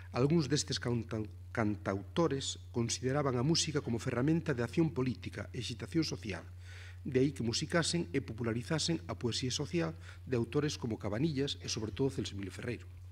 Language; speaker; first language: Galician; native; Galician